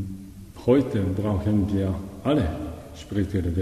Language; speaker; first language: German; non-native, learner; Japanese